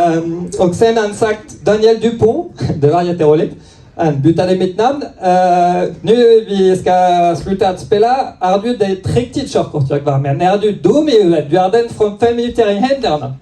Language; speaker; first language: Swedish; non-native, learner; French